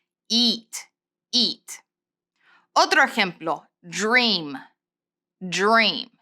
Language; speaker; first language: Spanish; non-native, fluent; English